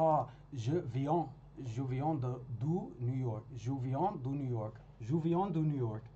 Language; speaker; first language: French; non-native, learner; English